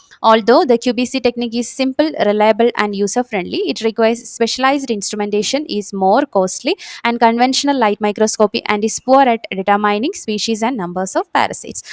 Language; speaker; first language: English; non-native, local second language; Malayalam